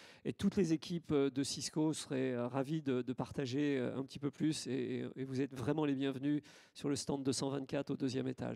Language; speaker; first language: French; native; French